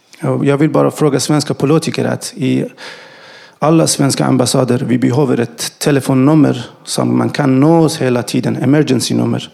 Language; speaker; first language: Swedish; non-native, learner; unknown